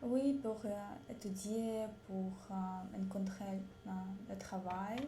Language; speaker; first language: French; non-native, learner; Russian